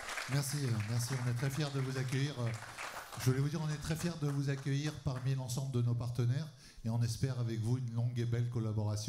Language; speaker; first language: French; native; French